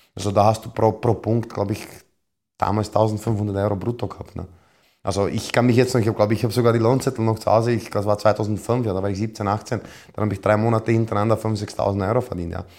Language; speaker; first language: German; non-native, fluent; Croatian